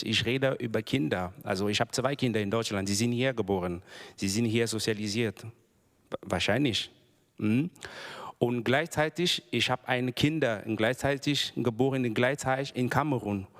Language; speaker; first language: German; non-native, learner; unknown